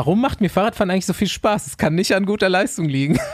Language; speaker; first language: German; native; German